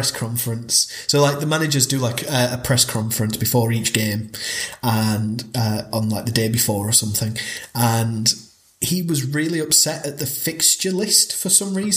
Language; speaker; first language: English; native; English